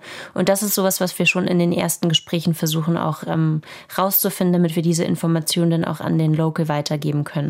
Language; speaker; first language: German; native; German